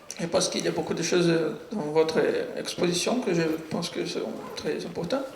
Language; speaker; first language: French; non-native, learner; Portuguese